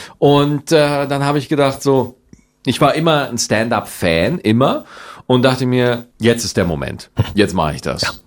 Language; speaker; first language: German; native; German